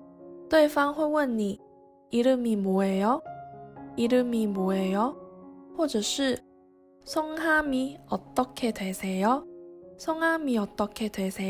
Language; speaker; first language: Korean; non-native, fluent; Chinese